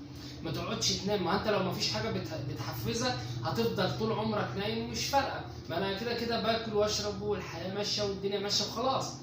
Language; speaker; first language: Arabic; native; Arabic